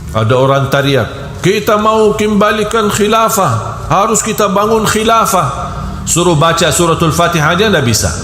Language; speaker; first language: Malay; non-native, fluent; Arabic